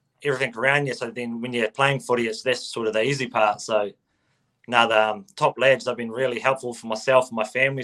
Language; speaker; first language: English; native; English